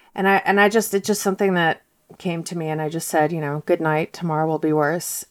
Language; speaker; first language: English; early bilingual, heritage; Russian